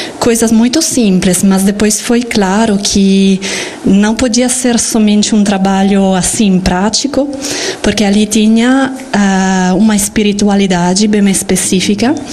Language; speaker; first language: Portuguese; non-native, fluent; Italian